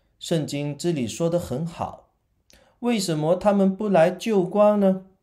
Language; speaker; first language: Chinese; non-native, local second language; Cantonese